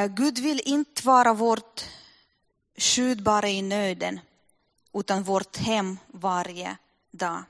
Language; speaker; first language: Swedish; non-native, fluent; Russian